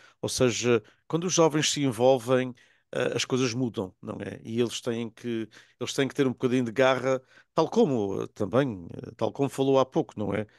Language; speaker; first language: Portuguese; native; Portuguese